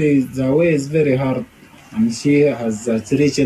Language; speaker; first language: English; non-native, learner; Arabic